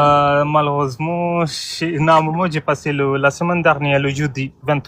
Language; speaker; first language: French; non-native, learner; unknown